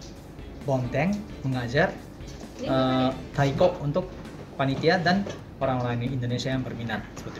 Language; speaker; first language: Indonesian; non-native, fluent; Japanese